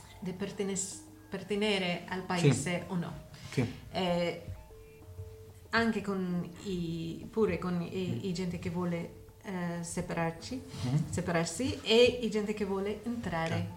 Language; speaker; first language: Italian; non-native, learner; English